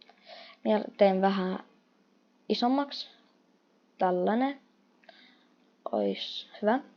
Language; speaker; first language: Finnish; non-native, fluent; Russian